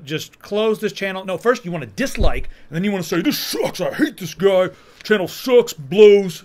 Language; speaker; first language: English; native; English